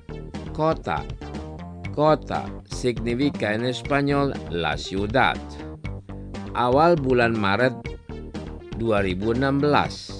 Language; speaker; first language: Spanish; non-native, fluent; Indonesian